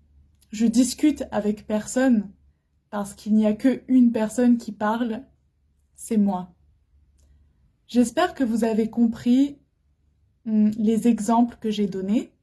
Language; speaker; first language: French; non-native, fluent; Arabic